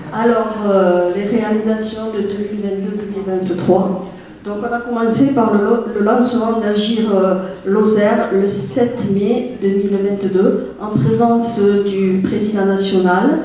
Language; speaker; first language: French; native; French